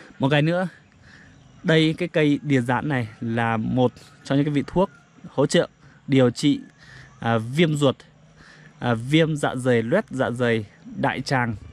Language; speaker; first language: Vietnamese; non-native, local second language; Iu Mien